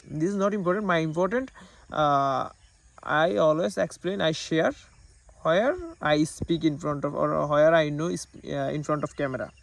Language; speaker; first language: English; non-native, learner; Bangla